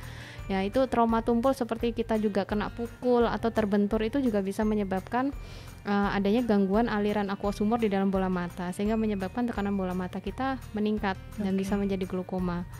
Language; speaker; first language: Indonesian; native; Indonesian